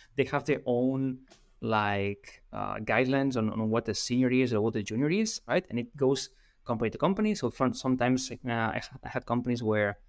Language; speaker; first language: English; non-native, fluent; Spanish